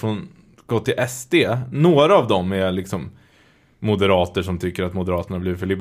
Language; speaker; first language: Swedish; native; Swedish